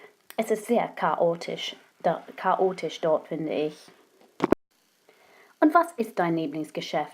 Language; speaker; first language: German; non-native, fluent; English